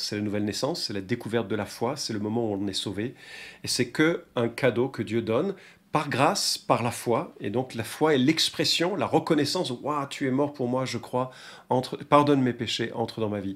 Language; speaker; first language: French; native; French